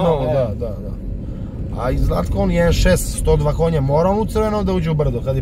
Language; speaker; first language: Serbian; native; Serbian